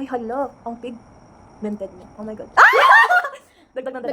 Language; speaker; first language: Filipino; native; Filipino